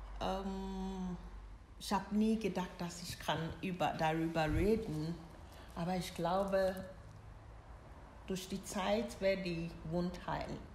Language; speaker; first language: German; non-native, learner; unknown